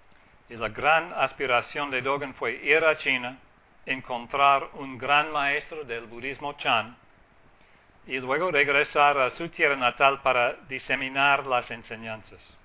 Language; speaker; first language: Spanish; non-native, fluent; English